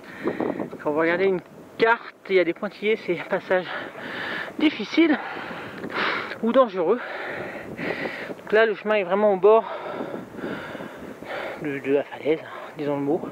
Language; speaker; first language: French; native; French